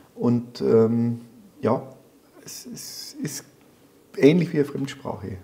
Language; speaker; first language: German; native; German